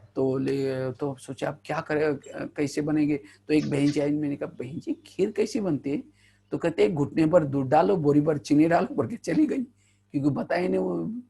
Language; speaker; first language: Hindi; non-native, local second language; Marathi